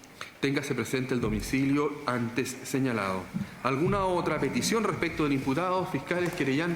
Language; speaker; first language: Spanish; native; Spanish